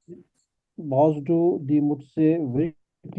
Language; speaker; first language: German; non-native, learner; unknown